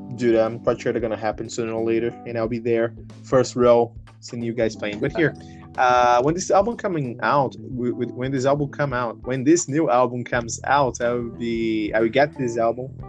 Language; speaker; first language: English; non-native, fluent; Portuguese